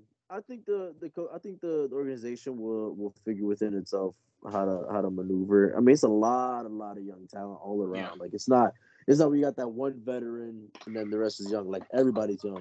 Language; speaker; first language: English; early bilingual, other home language; Spanish